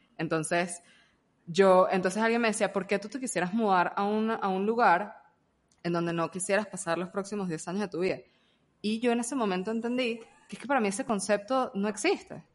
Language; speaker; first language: Spanish; native; Spanish